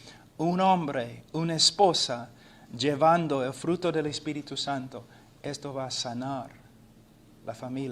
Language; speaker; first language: Spanish; non-native, fluent; English